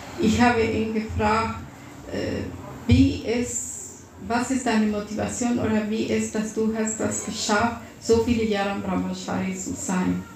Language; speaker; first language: German; non-native, fluent; Russian